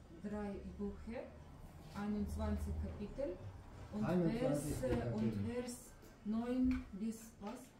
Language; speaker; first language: German; non-native, learner; Russian